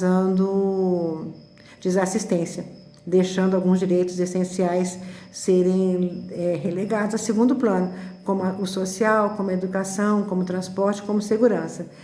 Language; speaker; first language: Portuguese; native; Portuguese